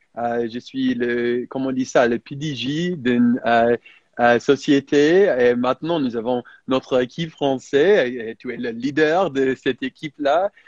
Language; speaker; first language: French; non-native, fluent; English